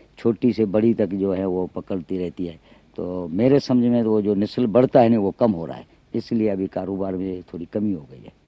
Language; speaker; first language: Urdu; non-native, local second language; Sindhi